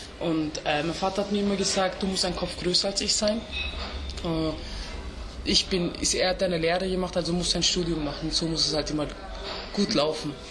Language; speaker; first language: German; early bilingual, other home language; Turkish